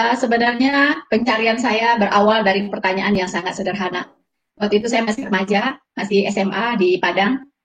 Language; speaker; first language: Indonesian; non-native, local second language; Minangkabau